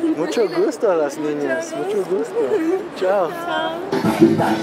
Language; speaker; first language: Spanish; non-native, learner; English